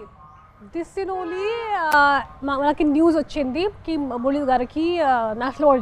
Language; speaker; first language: Telugu; non-native, local second language; Hindi